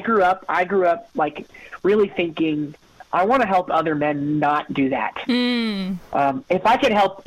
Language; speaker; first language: English; native; English